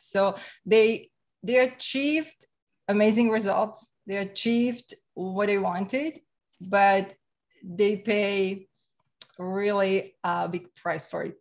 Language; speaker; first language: English; non-native, fluent; Slovak